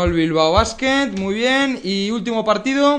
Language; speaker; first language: Spanish; native; Spanish